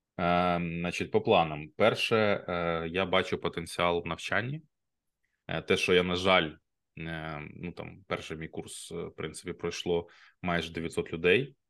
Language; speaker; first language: Ukrainian; native; Ukrainian